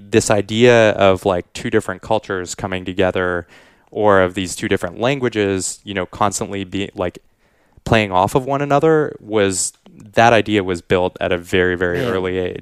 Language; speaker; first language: English; native; English